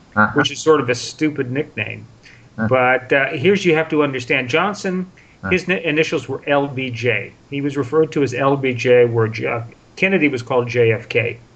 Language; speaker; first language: English; native; English